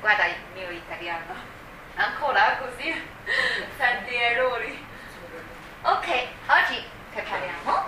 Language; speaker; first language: Italian; non-native, learner; Chinese